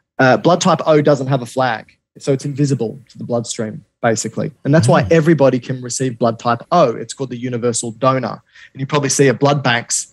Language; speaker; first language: English; native; English